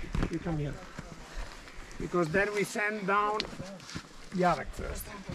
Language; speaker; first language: English; non-native, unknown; Italian